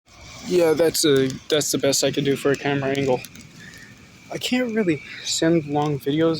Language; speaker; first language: English; native; English